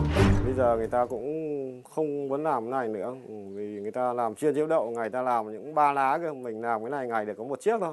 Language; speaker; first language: Vietnamese; native; Vietnamese